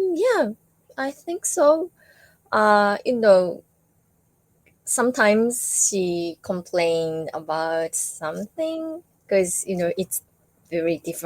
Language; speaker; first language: English; non-native, learner; Japanese